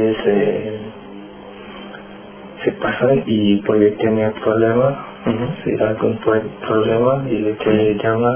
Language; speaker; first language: Spanish; non-native, learner; Wolof